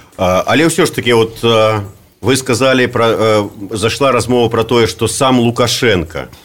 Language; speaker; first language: Belarusian; native; Belarusian